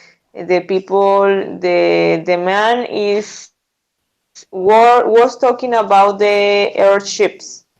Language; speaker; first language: English; non-native, learner; Spanish